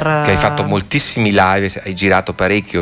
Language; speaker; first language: Italian; native; Italian